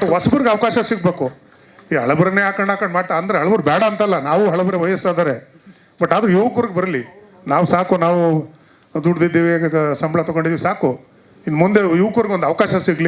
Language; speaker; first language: Kannada; native; Kannada